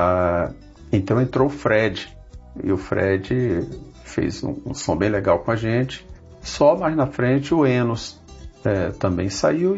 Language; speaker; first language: Portuguese; native; Portuguese